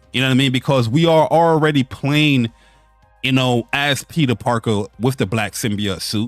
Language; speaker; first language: English; native; English